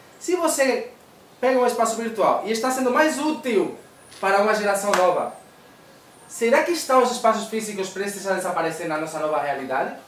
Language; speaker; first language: Portuguese; non-native, fluent; Spanish